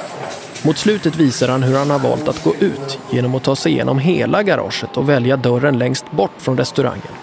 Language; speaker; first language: Swedish; native; Swedish